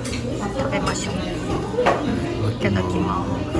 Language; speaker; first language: Japanese; native; Japanese